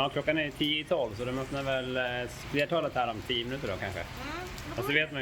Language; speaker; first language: Swedish; native; Swedish